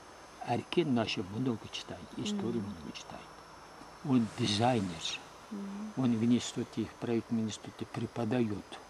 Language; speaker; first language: Russian; non-native, local second language; Uyghur